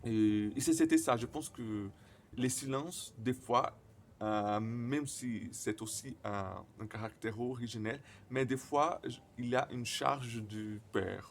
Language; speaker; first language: French; non-native, learner; Portuguese